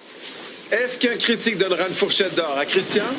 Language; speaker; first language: French; native; French